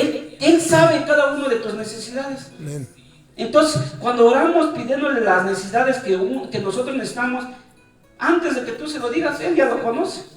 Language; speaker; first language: Spanish; native; Spanish